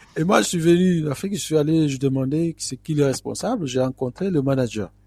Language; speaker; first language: French; non-native, local second language; Fula